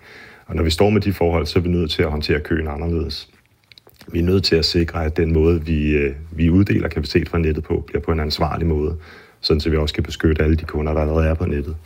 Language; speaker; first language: Danish; native; Danish